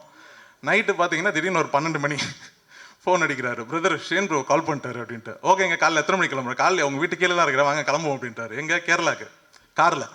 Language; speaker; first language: Tamil; native; Tamil